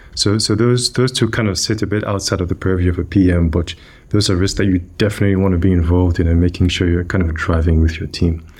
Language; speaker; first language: English; non-native, local second language; Yoruba